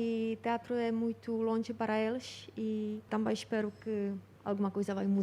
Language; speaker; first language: Portuguese; non-native, fluent; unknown